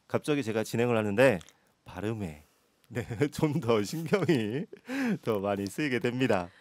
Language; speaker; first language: Korean; native; Korean